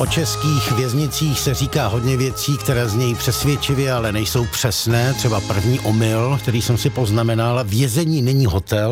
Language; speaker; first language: Czech; native; Czech